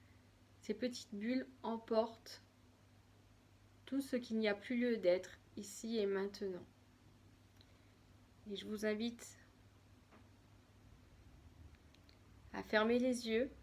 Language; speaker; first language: French; native; French